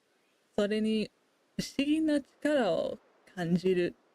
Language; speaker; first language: Japanese; non-native, learner; English